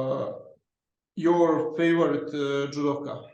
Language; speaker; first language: English; non-native, learner; Serbian